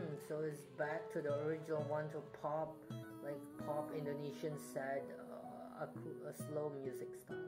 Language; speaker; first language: English; non-native, fluent; Indonesian